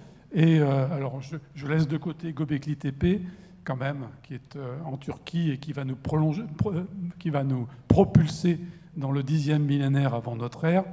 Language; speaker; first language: French; native; French